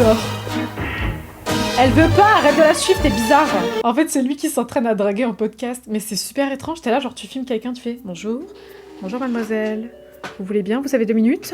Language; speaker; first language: French; native; French